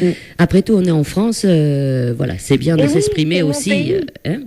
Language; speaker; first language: French; native; French